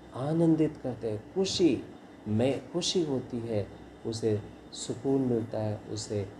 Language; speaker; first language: Hindi; non-native, local second language; Kannada